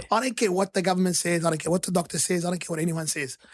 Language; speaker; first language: English; early bilingual, other home language; Arabic